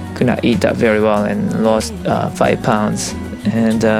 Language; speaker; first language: English; non-native, fluent; Japanese